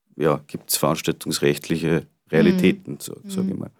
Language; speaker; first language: German; native; German